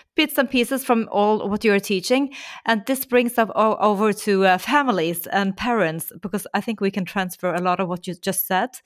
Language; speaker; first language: English; non-native, fluent; Norwegian